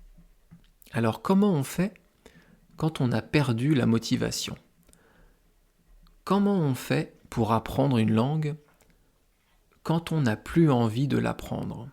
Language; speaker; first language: French; native; French